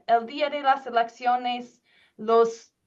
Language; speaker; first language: Spanish; non-native, learner; English